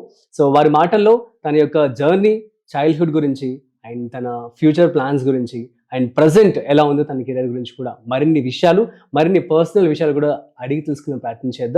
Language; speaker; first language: Telugu; native; Telugu